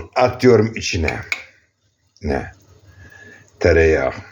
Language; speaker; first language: Turkish; non-native, learner; Azerbaijani